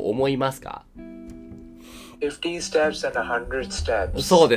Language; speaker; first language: Japanese; non-native, learner; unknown